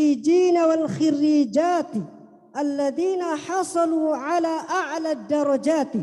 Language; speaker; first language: Arabic; non-native, fluent; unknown